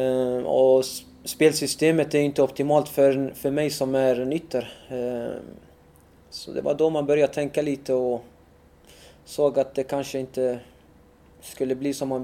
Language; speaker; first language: Swedish; early bilingual, other home language; Arabic